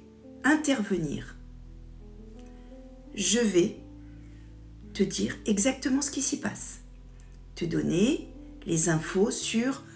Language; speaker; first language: French; native; French